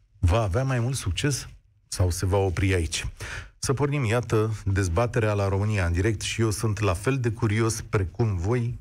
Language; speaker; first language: Romanian; native; Romanian